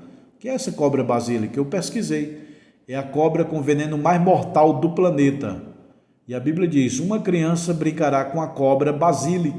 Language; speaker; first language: Portuguese; native; Portuguese